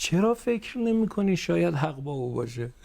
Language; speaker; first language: Persian; native; Persian